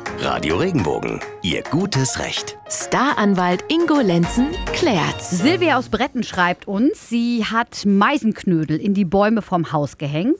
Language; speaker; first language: German; native; German